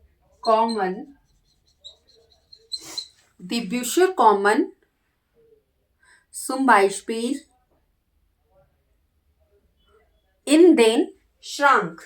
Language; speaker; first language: German; non-native, learner; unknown